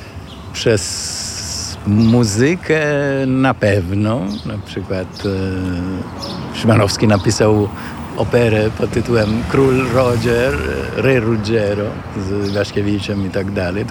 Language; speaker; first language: Polish; non-native, fluent; Italian